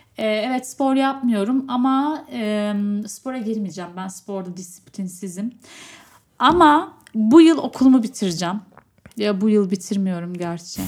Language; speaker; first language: Turkish; early bilingual, other home language; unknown